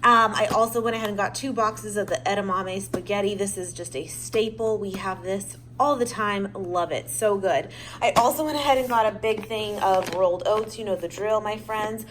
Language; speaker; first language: English; native; English